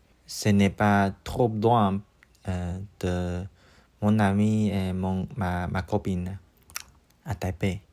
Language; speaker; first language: French; non-native, learner; Chinese